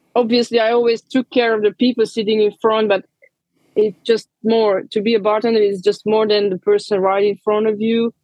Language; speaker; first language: English; non-native, fluent; Romanian